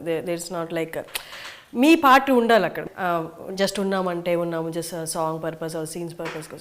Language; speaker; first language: Telugu; native; Telugu